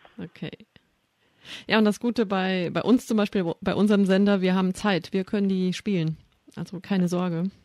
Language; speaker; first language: German; native; German